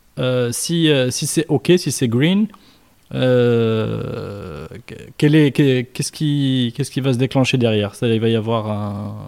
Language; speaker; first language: French; non-native, local second language; Arabic